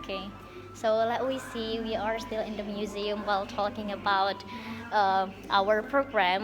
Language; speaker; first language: English; non-native, fluent; Indonesian